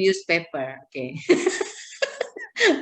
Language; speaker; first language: English; non-native, fluent; Indonesian